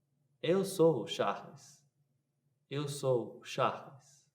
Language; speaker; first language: Portuguese; non-native, fluent; English